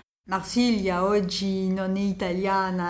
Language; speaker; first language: Italian; non-native, fluent; French